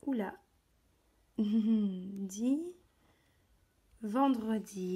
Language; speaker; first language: French; native; French